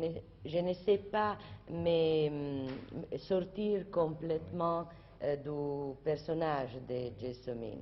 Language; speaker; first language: French; non-native, learner; Italian